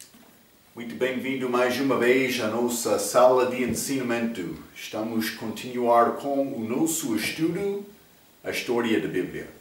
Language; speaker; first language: Portuguese; non-native, fluent; English